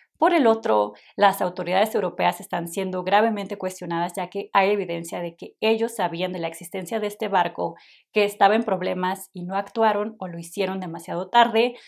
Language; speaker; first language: Spanish; native; Spanish